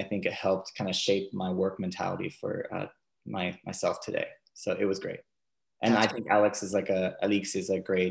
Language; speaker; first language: English; native; English